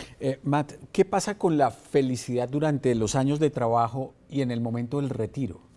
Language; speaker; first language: Spanish; native; Spanish